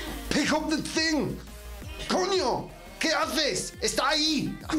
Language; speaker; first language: Spanish; non-native, fluent; English